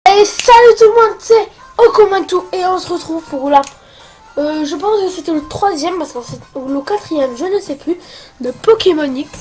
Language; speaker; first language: French; native; French